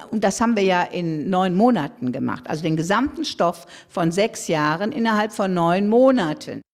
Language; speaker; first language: German; native; German